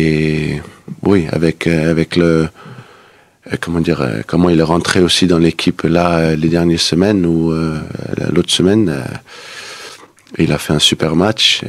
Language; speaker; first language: French; non-native, fluent; Danish